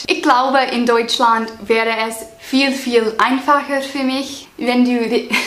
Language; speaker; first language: German; non-native, learner; English